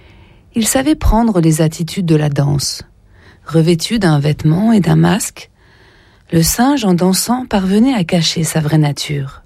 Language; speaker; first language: French; native; French